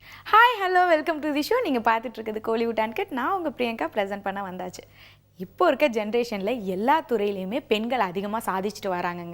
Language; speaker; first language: Tamil; native; Tamil